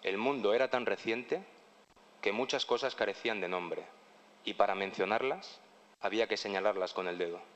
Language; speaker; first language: Spanish; non-native, local second language; Catalan